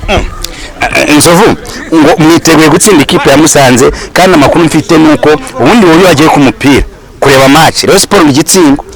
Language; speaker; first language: Kinyarwanda; native; Kinyarwanda